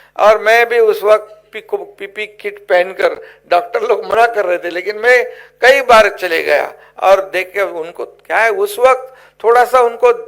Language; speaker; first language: Hindi; non-native, local second language; Marathi